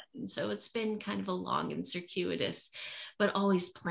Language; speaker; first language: English; native; English